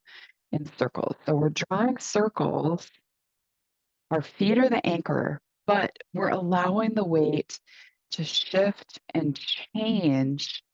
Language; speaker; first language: English; native; English